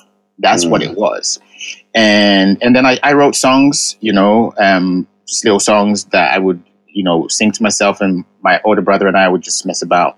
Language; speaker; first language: English; non-native, local second language; Ga